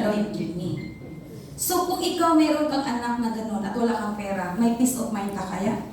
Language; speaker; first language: Filipino; non-native, local second language; Cebuano